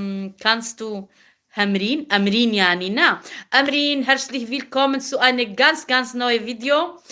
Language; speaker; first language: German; non-native, learner; Kurdish